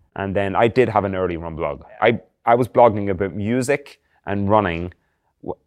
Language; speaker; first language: English; native; English